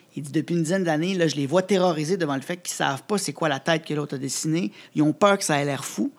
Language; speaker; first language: French; native; French